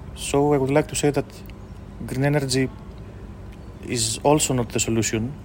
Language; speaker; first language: English; non-native, fluent; Greek